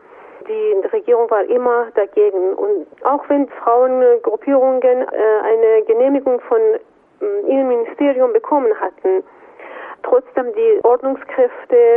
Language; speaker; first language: German; non-native, fluent; Persian